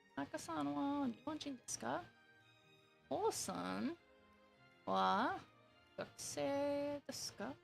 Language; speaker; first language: Japanese; non-native, learner; English